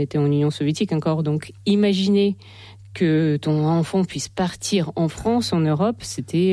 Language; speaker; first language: French; non-native, fluent; Russian